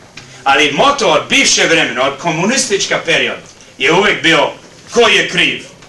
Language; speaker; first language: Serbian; early bilingual, heritage; Serbian